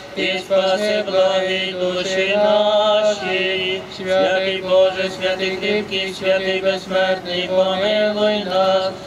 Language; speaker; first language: Ukrainian; native; Ukrainian